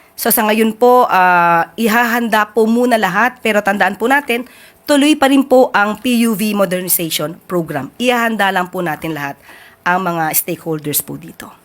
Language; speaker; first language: Filipino; native; Filipino